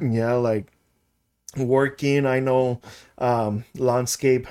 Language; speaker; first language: English; early bilingual, other home language; Spanish